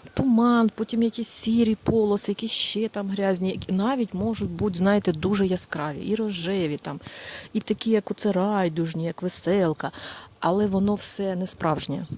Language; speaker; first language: Ukrainian; non-native, local second language; Russian